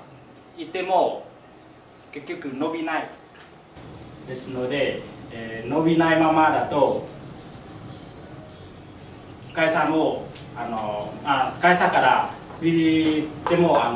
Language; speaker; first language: Japanese; non-native, fluent; Vietnamese